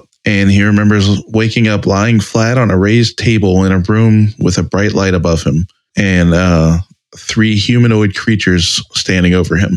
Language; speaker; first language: English; native; English